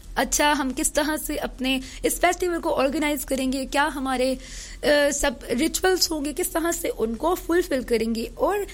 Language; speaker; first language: Urdu; early bilingual, heritage; Urdu